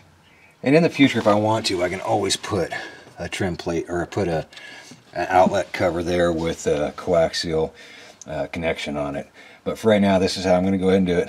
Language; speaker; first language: English; native; English